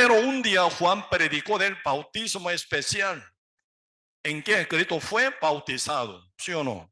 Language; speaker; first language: Spanish; non-native, learner; Korean